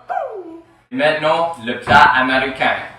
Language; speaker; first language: French; non-native, fluent; English